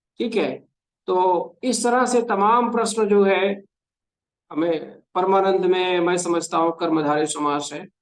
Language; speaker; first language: Hindi; native; Hindi